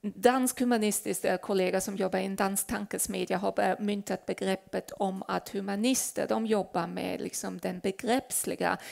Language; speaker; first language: Swedish; non-native, fluent; German